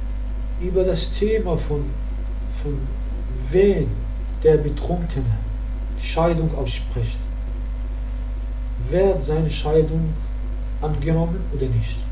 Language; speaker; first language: German; non-native, learner; Arabic